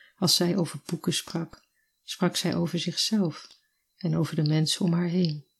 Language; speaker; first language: Dutch; native; Dutch